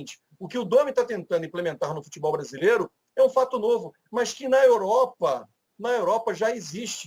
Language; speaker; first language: Portuguese; native; Portuguese